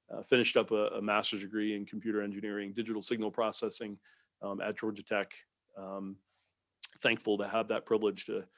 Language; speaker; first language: English; native; English